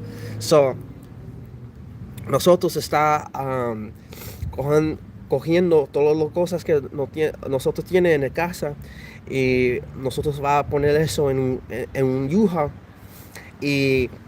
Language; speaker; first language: Spanish; early bilingual, heritage; English